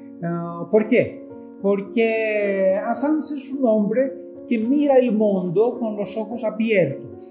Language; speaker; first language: Spanish; non-native, fluent; Greek